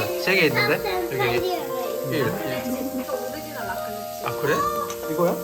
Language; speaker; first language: Korean; non-native, learner; German